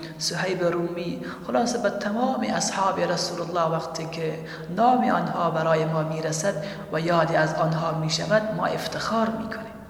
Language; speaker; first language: Persian; native; Persian